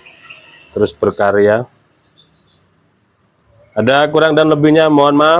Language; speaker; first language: Indonesian; native; Indonesian